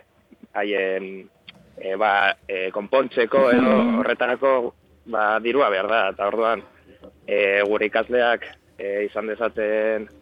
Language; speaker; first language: Basque; non-native, local second language; Spanish